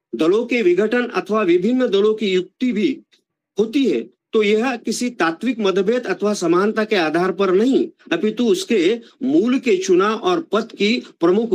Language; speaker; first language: Hindi; non-native, local second language; Marathi